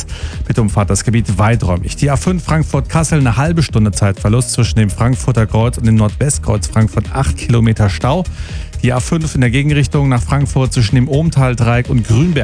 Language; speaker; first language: German; native; German